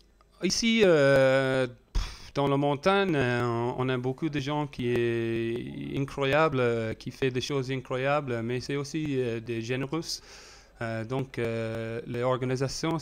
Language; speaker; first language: French; non-native, learner; English